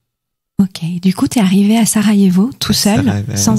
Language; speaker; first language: French; native; French